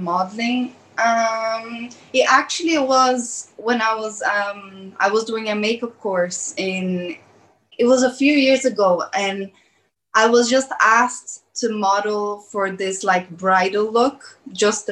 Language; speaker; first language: English; early bilingual, other home language; Portuguese